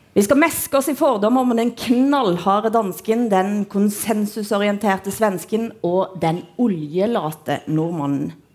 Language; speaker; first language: Norwegian; native; Norwegian